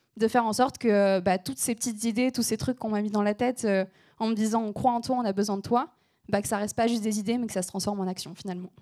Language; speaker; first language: French; native; French